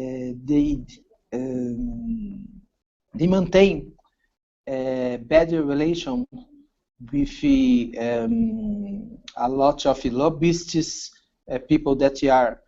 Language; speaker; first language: English; non-native, learner; Portuguese